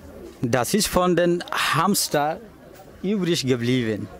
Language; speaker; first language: German; non-native, learner; Bangla